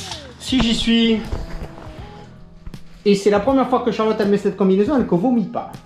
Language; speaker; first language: French; native; French